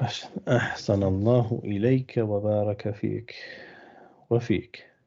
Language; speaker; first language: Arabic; non-native, fluent; English